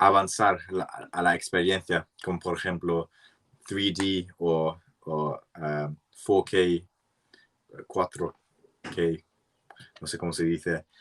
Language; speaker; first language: Spanish; non-native, learner; English